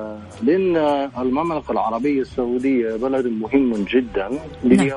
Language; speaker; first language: Arabic; non-native, fluent; Japanese